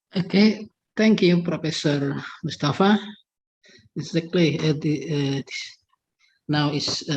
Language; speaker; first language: English; non-native, fluent; Indonesian